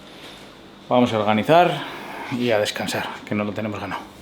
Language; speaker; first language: Spanish; native; Spanish